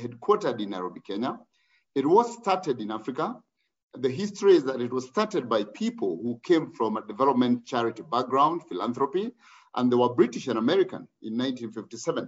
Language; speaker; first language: English; non-native, local second language; Kikuyu